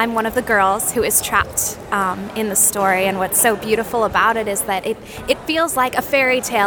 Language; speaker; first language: English; native; English